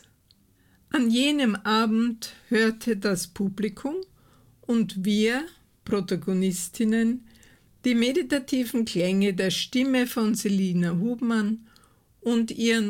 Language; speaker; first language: German; native; German